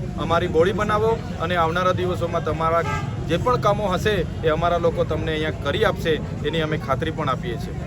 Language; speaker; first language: Gujarati; non-native, local second language; Vasavi